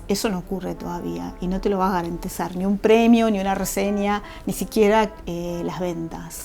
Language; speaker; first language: Spanish; native; Spanish